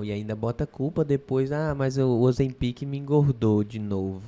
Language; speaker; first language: Portuguese; native; Portuguese